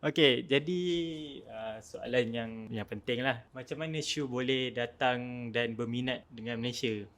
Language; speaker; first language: Malay; native; Malay